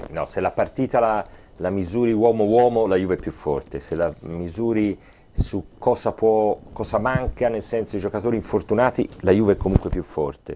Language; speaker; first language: Italian; native; Italian